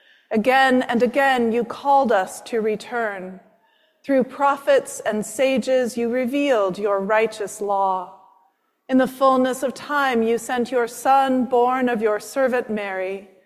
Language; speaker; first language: English; native; English